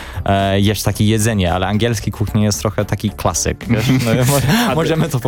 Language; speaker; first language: Polish; non-native, learner; English